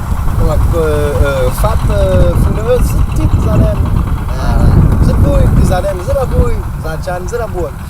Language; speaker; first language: Vietnamese; non-native, learner; French